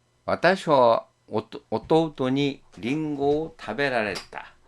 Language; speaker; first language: Japanese; non-native, fluent; Korean